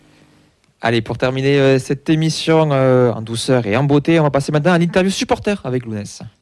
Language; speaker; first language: French; native; French